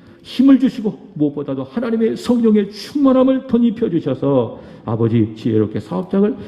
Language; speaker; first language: Korean; native; Korean